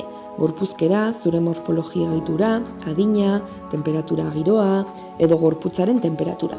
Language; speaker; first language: Basque; native; Basque